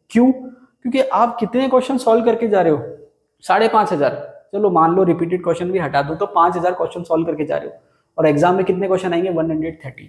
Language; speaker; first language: Hindi; native; Hindi